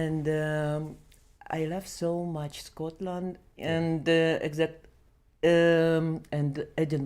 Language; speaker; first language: English; non-native, learner; Belarusian